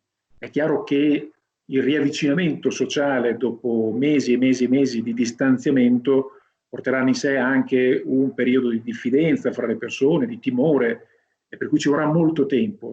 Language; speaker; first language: Italian; native; Italian